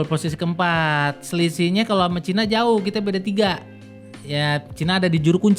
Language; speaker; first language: Indonesian; native; Indonesian